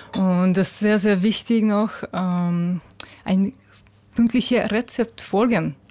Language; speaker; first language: German; non-native, learner; Hungarian